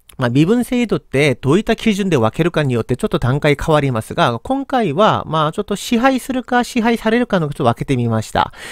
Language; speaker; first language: Japanese; non-native, fluent; Korean